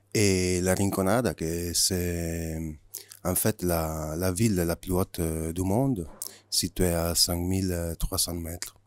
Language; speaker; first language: French; non-native, fluent; Italian